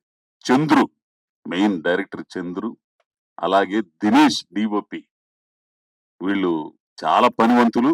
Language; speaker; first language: Telugu; native; Telugu